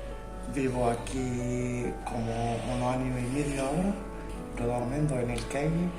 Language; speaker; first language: Spanish; non-native, learner; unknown